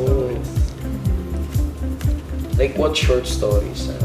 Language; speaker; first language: English; non-native, learner; Filipino